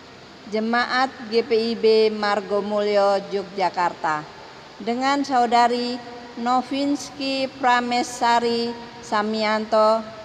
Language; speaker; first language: Indonesian; native; Indonesian